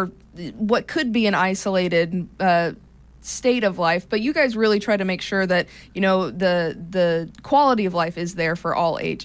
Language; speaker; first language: English; native; English